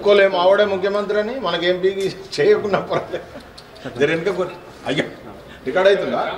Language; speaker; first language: Telugu; native; Telugu